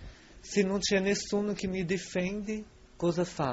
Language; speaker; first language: Italian; non-native, fluent; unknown